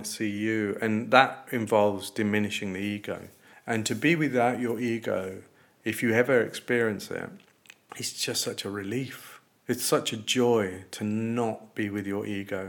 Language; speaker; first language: English; native; English